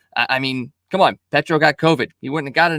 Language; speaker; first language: English; native; English